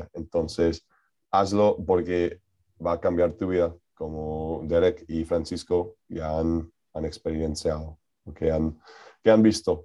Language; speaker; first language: Spanish; non-native, learner; English